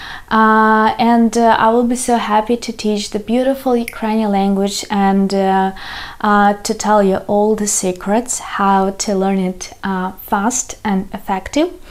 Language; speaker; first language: English; non-native, fluent; Ukrainian